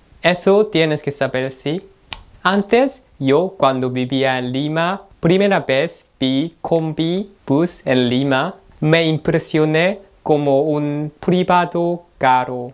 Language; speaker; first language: Spanish; non-native, learner; Korean